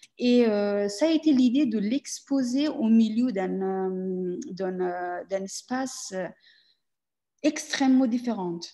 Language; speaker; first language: French; non-native, learner; Persian